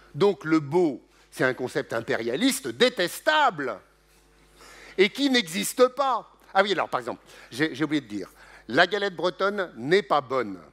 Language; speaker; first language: French; native; French